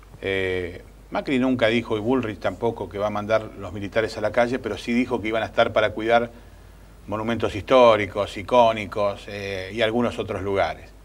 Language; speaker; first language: Spanish; native; Spanish